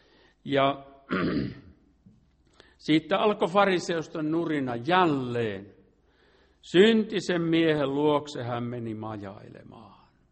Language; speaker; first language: Finnish; native; Finnish